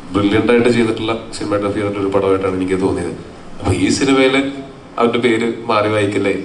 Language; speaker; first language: Malayalam; native; Malayalam